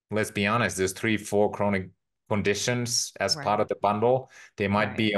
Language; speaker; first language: English; non-native, fluent; Finnish